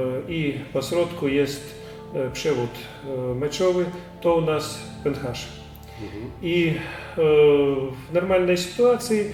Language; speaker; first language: Polish; non-native, learner; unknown